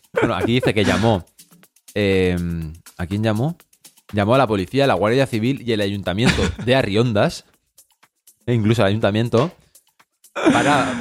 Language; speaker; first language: Spanish; native; Spanish